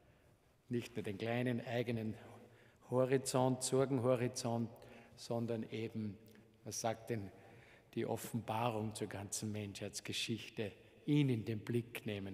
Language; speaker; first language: German; native; German